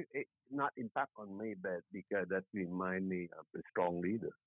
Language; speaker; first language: English; non-native, fluent; Vietnamese